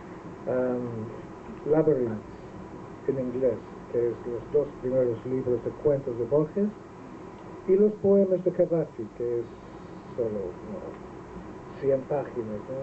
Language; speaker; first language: Spanish; non-native, fluent; Welsh